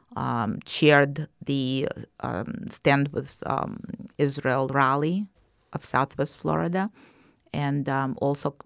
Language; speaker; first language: English; non-native, fluent; Russian